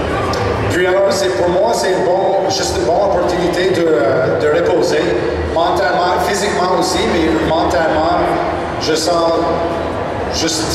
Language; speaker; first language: French; non-native, local second language; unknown